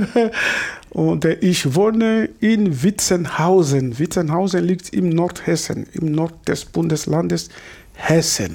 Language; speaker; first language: German; non-native, fluent; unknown